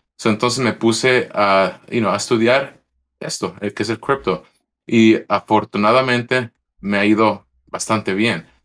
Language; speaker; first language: Spanish; early bilingual, heritage; Spanish